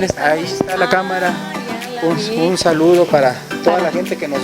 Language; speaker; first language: Spanish; native; Spanish